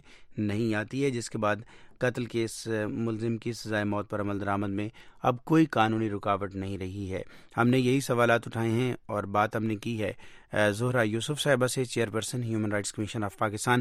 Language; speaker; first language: Urdu; native; Urdu